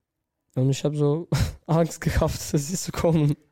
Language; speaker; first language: German; non-native, learner; Russian